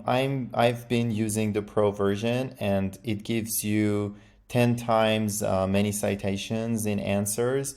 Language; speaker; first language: English; non-native, fluent; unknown